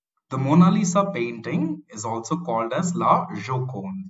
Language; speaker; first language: English; non-native, local second language; Tamil